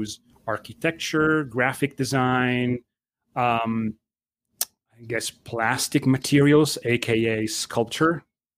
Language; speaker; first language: English; non-native, fluent; Italian